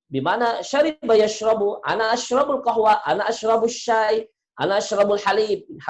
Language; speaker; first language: Arabic; non-native, fluent; Indonesian